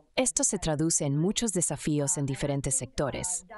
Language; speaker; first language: Spanish; non-native, fluent; Indonesian